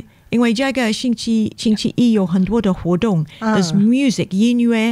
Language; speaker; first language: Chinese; non-native, learner; English